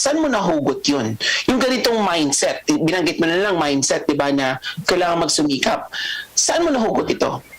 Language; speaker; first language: Filipino; native; Filipino